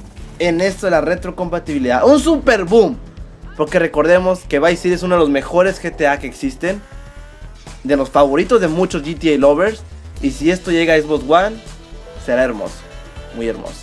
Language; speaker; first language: Spanish; native; Spanish